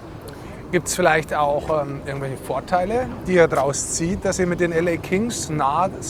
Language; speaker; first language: German; native; German